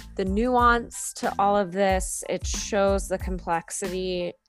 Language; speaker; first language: English; native; English